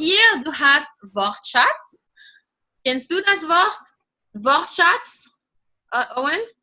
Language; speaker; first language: German; non-native, fluent; French